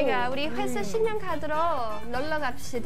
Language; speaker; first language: Korean; non-native, learner; English